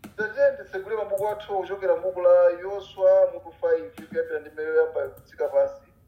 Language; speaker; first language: Nyanja; non-native, local second language; Tumbuka